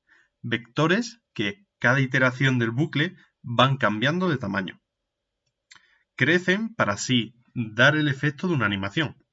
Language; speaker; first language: Spanish; native; Spanish